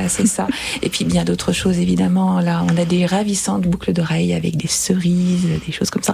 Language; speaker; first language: French; native; French